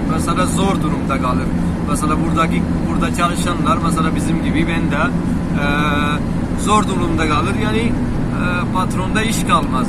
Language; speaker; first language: Turkish; non-native, learner; Urdu